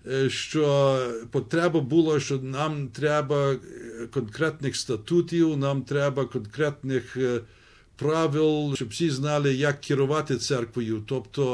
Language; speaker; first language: Ukrainian; early bilingual, heritage; Ukrainian